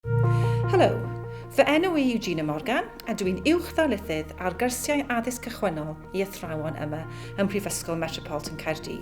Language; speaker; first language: Welsh; non-native, local second language; English